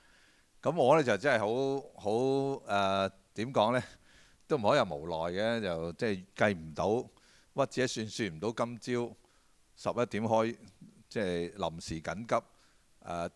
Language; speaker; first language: Cantonese; native; Cantonese